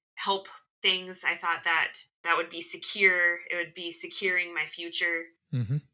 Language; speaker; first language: English; native; English